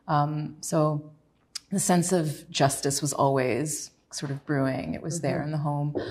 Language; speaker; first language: English; native; English